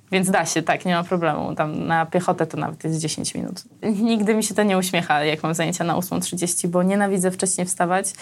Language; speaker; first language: Polish; early bilingual, other home language; Armenian